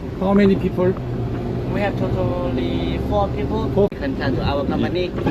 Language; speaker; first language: English; non-native, learner; Korean